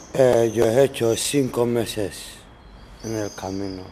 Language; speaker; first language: Spanish; non-native, learner; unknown